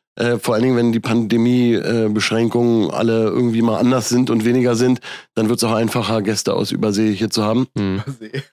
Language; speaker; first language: German; native; German